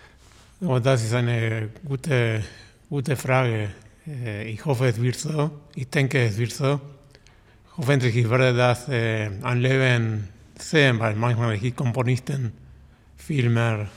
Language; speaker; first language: German; non-native, learner; Spanish